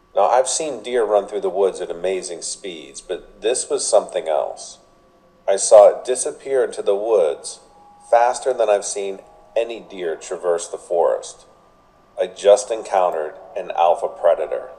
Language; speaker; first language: English; native; English